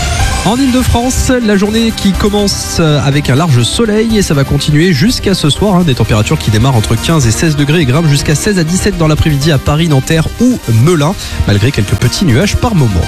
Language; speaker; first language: French; native; French